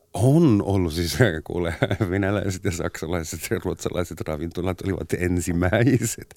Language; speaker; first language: Finnish; non-native, fluent; German